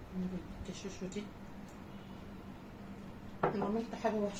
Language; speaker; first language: Arabic; native; Arabic